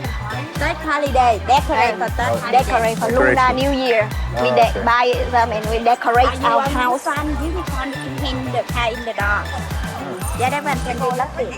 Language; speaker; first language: English; non-native, learner; Vietnamese